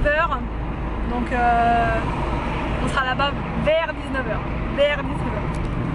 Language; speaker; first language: French; native; French